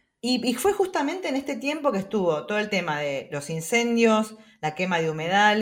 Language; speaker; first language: Spanish; native; Spanish